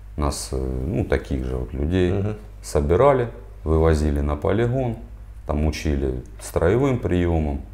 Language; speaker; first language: Russian; native; Russian